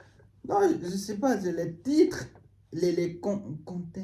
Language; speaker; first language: French; non-native, learner; Tibetan